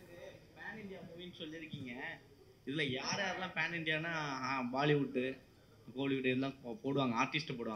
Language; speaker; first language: Tamil; native; Tamil